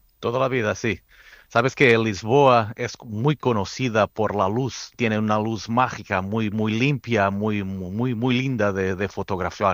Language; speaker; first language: Spanish; non-native, fluent; Portuguese